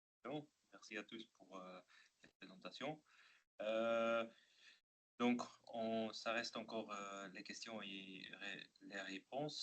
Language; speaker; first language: French; non-native, local second language; Dutch